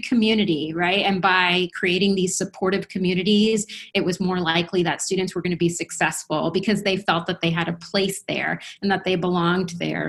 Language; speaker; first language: English; early bilingual, other home language; Spanish